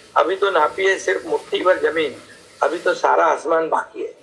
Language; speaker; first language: Hindi; non-native, local second language; Marathi